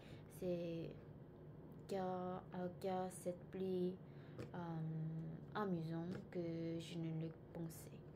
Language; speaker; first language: French; non-native, learner; Korean